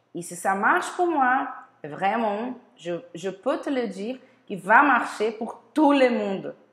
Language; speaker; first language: French; non-native, learner; Portuguese